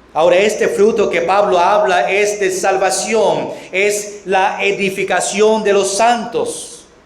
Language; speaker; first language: Spanish; non-native, fluent; English